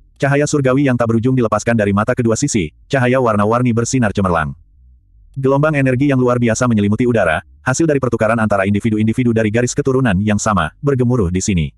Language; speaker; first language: Indonesian; native; Indonesian